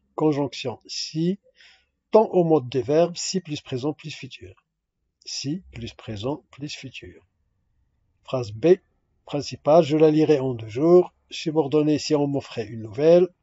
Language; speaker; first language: French; non-native, local second language; Arabic